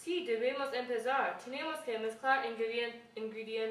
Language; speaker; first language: Spanish; non-native, learner; English